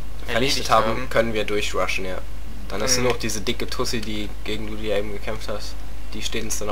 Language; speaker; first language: German; native; German